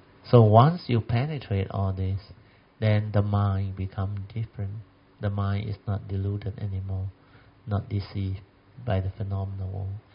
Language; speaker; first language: English; non-native, local second language; Min Nan Chinese